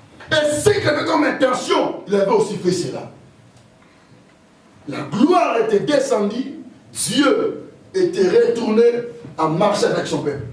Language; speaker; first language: French; non-native, local second language; Lingala